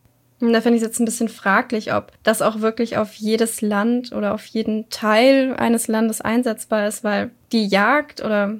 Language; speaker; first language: German; native; German